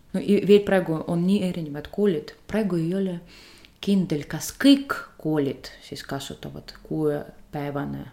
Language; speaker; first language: Estonian; non-native, fluent; Russian